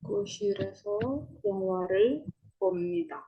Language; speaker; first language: Korean; non-native, learner; Indonesian